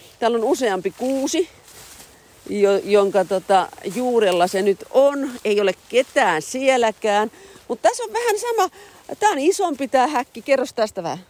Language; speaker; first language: Finnish; native; Finnish